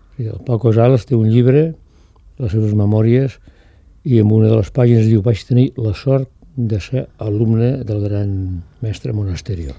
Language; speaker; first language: Catalan; non-native, local second language; Spanish